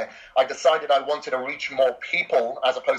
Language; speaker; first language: English; native; English